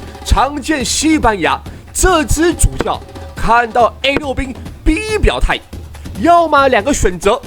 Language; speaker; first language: Chinese; native; Chinese